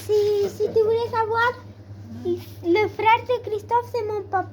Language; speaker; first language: French; non-native, learner; Spanish